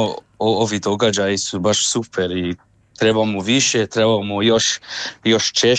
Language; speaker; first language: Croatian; early bilingual, heritage; Croatian